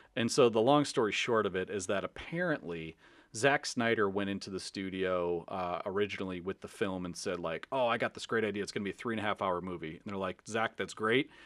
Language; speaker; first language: English; native; English